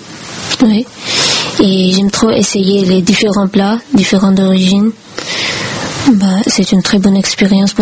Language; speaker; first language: French; non-native, learner; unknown